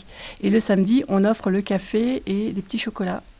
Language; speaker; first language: French; native; French